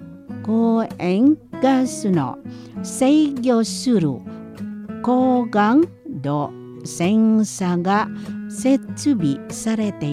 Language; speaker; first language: Japanese; non-native, fluent; Indonesian